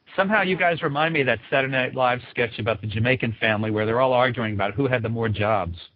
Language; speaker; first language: English; native; English